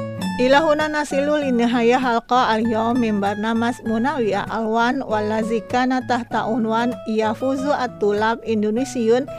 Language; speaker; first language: Arabic; non-native, fluent; Indonesian